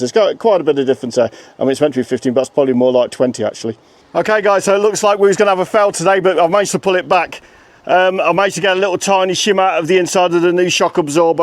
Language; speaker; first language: English; native; English